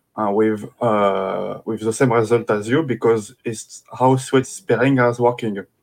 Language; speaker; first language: English; non-native, fluent; French